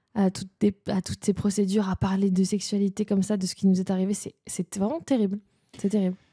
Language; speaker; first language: French; native; French